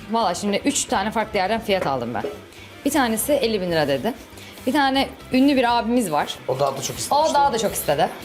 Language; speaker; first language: Turkish; native; Turkish